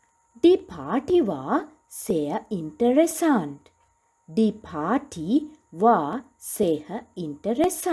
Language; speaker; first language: German; non-native, fluent; Sinhala